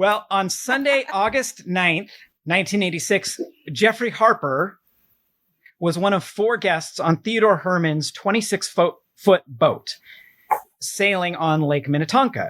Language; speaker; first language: English; native; English